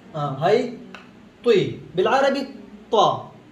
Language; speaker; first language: Arabic; non-native, learner; Pashto